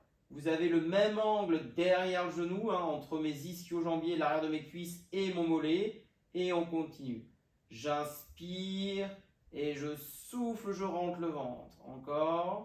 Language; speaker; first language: French; native; French